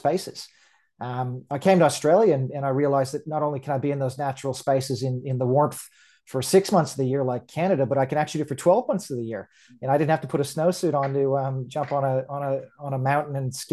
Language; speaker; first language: English; native; English